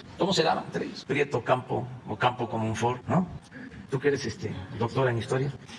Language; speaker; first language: Spanish; native; Spanish